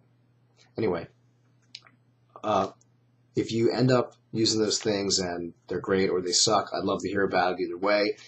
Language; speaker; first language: English; native; English